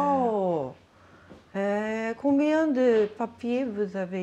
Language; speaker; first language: French; non-native, learner; Japanese